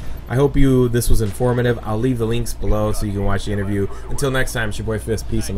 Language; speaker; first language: English; native; English